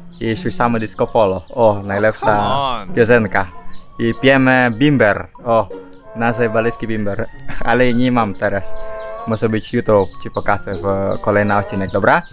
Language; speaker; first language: Polish; non-native, learner; Indonesian